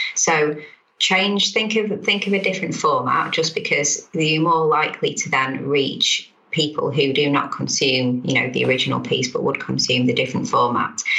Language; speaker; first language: English; native; English